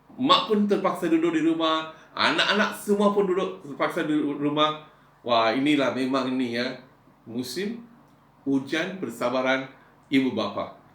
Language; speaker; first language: Malay; non-native, local second language; Iban